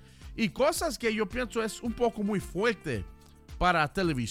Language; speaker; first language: Spanish; early bilingual, heritage; Spanish